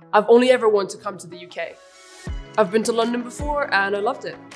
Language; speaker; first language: English; non-native, fluent; Finnish